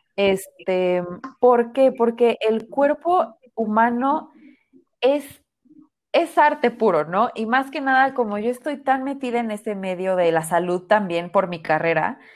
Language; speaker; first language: Spanish; native; Spanish